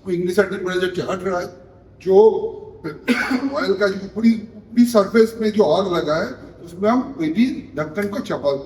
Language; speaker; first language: Hindi; non-native, local second language; Bangla